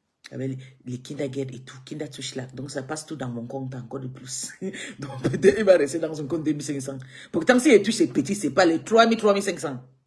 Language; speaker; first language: French; native; French